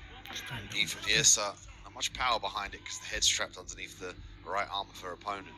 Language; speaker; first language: English; native; English